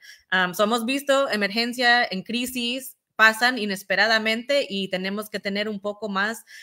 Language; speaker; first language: Spanish; early bilingual, heritage; Spanish